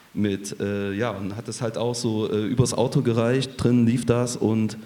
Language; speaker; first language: German; native; German